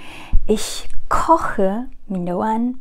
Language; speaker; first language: German; non-native, learner; Vietnamese